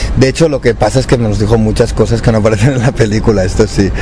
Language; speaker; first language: Spanish; native; Spanish